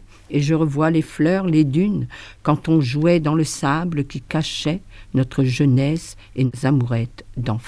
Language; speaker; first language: French; native; French